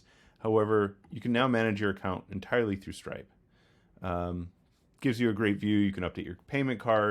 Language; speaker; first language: English; native; English